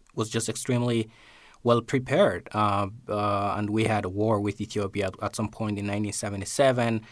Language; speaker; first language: English; non-native, fluent; Somali